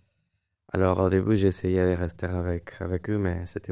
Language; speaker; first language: French; non-native, learner; Spanish